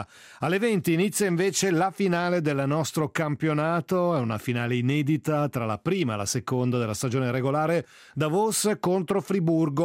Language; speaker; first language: Italian; native; Italian